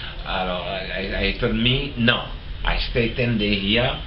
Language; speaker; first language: English; non-native, learner; French